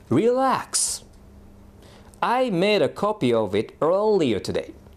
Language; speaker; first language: English; non-native, fluent; Japanese